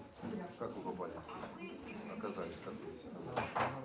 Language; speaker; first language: Russian; native; Russian